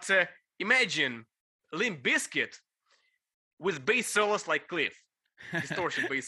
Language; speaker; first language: English; non-native, fluent; Ukrainian